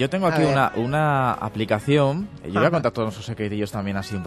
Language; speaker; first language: Spanish; native; Spanish